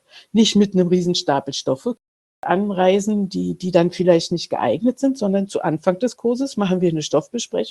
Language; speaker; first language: German; native; German